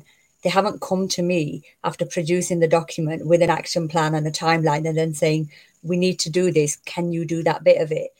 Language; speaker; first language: English; native; English